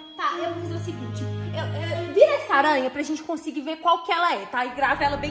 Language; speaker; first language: Portuguese; native; Portuguese